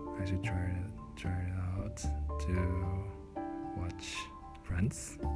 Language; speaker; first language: English; non-native, fluent; Japanese